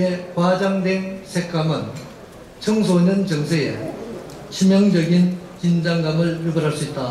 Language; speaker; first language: Korean; native; Korean